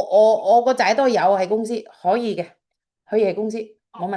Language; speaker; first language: Cantonese; non-native, fluent; Indonesian